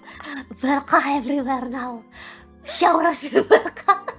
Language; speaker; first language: English; non-native, fluent; Indonesian